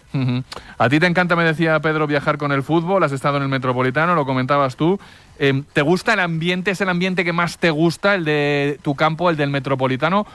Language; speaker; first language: Spanish; native; Spanish